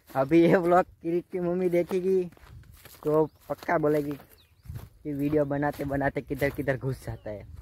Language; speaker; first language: Hindi; non-native, local second language; Gujarati